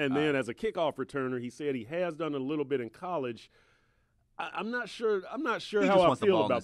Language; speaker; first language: English; native; English